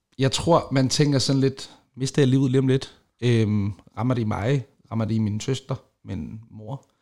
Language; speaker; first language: Danish; early bilingual, other home language; Kurdish